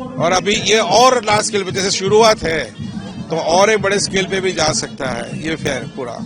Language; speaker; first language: Hindi; non-native, local second language; Gujarati